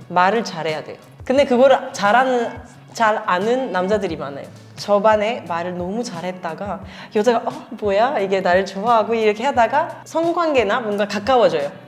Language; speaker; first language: Korean; non-native, fluent; French